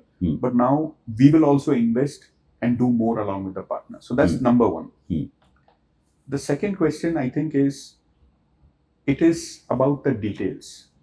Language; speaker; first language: English; non-native, local second language; Hindi